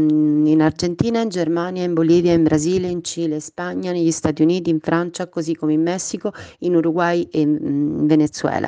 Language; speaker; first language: Italian; native; Italian